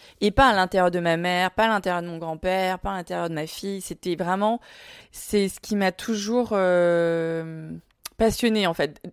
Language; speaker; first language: French; early bilingual, other home language; Vietnamese